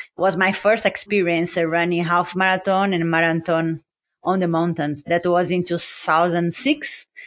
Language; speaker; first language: English; non-native, learner; Portuguese